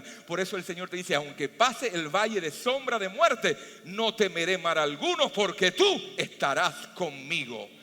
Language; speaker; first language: Spanish; native; Spanish